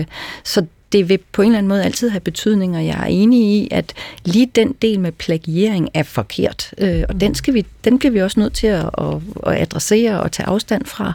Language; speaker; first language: Danish; native; Danish